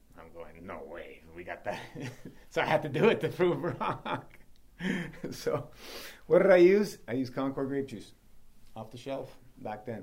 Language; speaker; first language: English; native; English